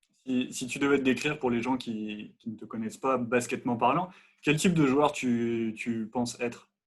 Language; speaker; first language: French; native; French